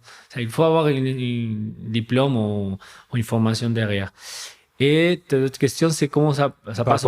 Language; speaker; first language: French; non-native, fluent; Spanish